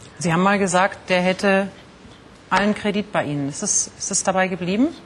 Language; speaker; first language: German; native; German